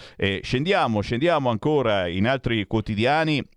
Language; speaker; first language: Italian; non-native, fluent; Portuguese